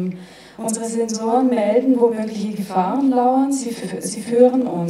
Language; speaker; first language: German; native; German